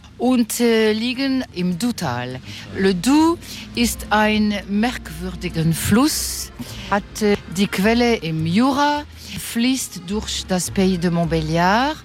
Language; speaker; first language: German; non-native, fluent; French